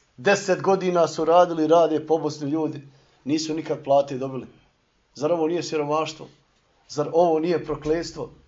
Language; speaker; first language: Bosnian; native; Bosnian